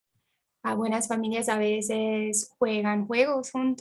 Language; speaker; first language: Spanish; non-native, fluent; English